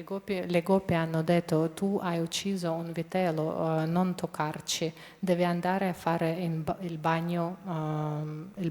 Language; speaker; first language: Italian; non-native, fluent; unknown